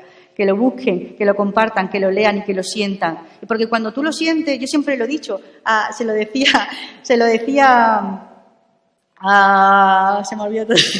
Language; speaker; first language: Spanish; native; Spanish